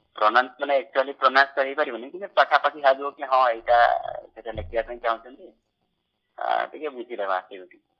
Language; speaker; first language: Odia; non-native, local second language; Santali